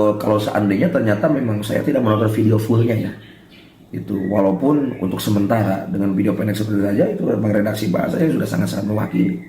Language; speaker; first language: Indonesian; non-native, local second language; Sundanese